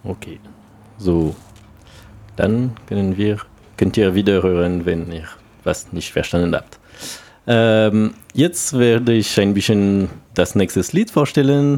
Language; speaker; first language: German; non-native, learner; French